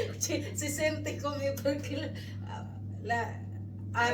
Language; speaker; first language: Italian; non-native, learner; Filipino